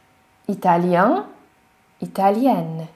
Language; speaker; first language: French; non-native, fluent; Hungarian